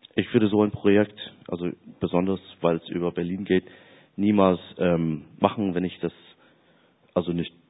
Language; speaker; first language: German; non-native, fluent; English